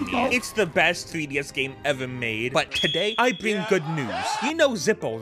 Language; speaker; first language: English; native; English